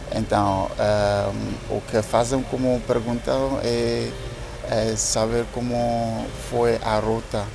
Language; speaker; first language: Portuguese; non-native, learner; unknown